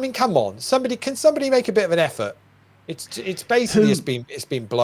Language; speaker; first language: English; native; English